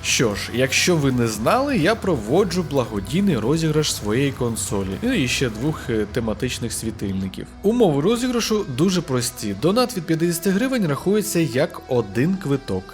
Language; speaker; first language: Ukrainian; native; Ukrainian